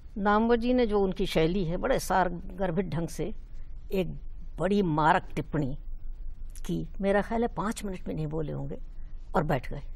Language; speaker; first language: Hindi; native; Hindi